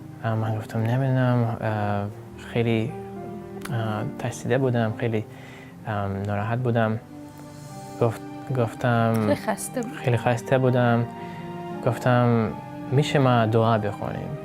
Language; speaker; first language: Persian; non-native, learner; Lithuanian